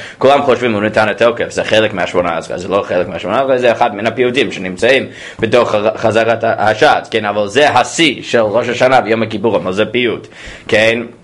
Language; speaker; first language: Hebrew; non-native, fluent; English